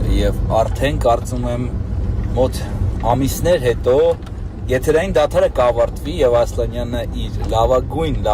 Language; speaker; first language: Armenian; native; Armenian